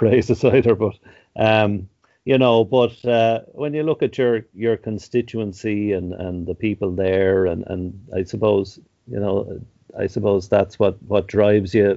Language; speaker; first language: English; native; English